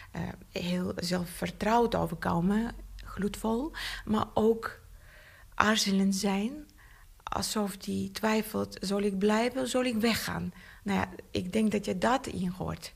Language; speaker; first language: Dutch; non-native, fluent; Bulgarian